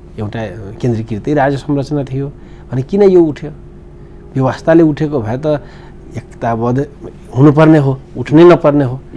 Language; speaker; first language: Nepali; non-native, local second language; Bhojpuri